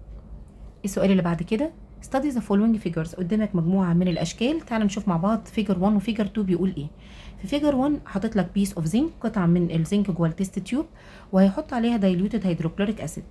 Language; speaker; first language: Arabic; native; Arabic